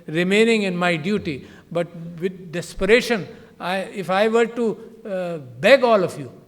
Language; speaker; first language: English; non-native, local second language; Urdu